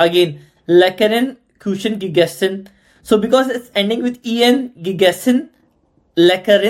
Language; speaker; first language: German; non-native, learner; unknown